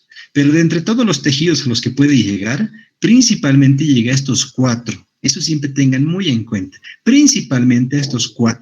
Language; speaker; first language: Spanish; native; Spanish